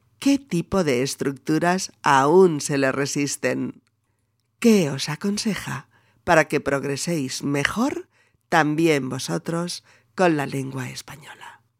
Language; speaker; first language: Spanish; native; Spanish